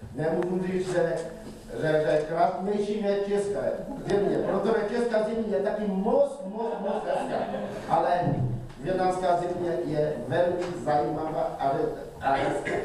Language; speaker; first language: Czech; non-native, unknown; Vietnamese